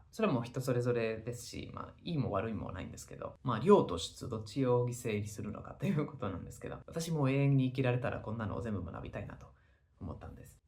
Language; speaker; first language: Japanese; non-native, fluent; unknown